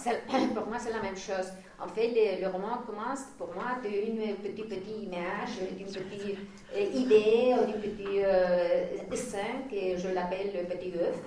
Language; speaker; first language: French; non-native, fluent; Spanish